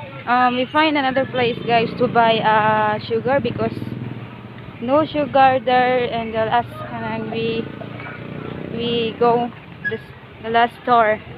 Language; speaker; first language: English; non-native, learner; Cebuano